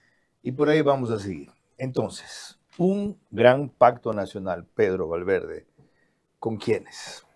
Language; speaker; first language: Spanish; native; Spanish